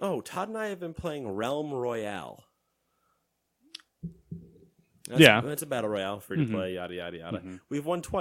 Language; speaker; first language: English; native; English